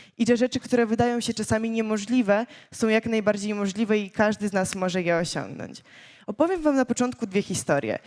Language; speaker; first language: Polish; early bilingual, other home language; Ukrainian